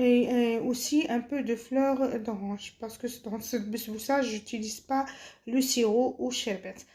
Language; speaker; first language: French; non-native, fluent; Arabic